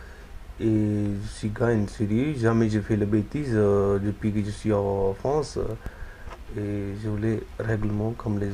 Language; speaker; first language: French; non-native, learner; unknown